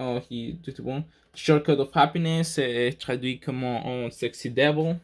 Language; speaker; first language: French; non-native, learner; Spanish